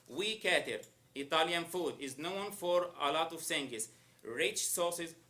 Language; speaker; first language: English; non-native, learner; Arabic